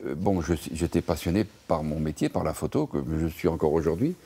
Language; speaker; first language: French; native; French